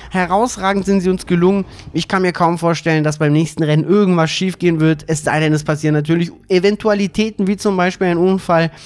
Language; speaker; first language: German; native; German